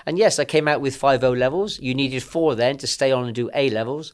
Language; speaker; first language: English; native; English